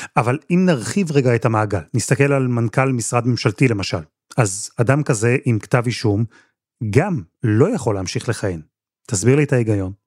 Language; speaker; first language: Hebrew; native; Hebrew